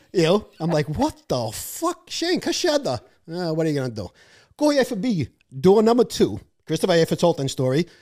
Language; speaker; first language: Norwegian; non-native, fluent; English